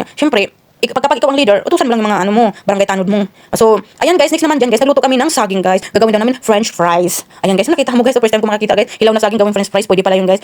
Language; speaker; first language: Filipino; non-native, local second language; Cebuano